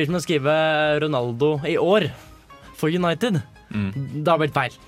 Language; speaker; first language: Norwegian; native; Norwegian